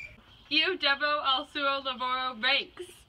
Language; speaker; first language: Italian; non-native, learner; English